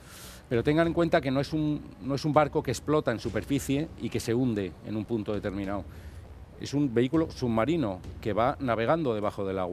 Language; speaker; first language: Spanish; native; Spanish